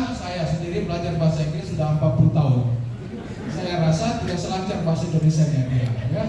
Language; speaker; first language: Indonesian; native; Indonesian